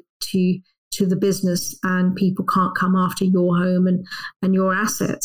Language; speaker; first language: English; native; English